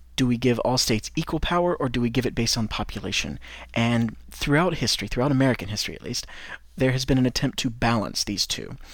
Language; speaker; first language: English; native; English